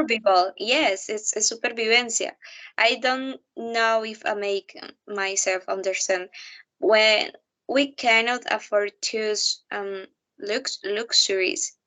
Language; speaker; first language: English; non-native, learner; Spanish